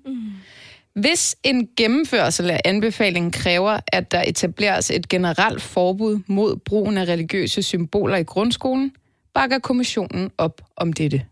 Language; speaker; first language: Danish; early bilingual, other home language; Turkish